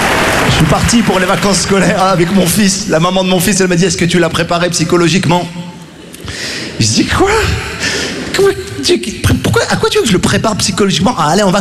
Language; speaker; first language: French; native; French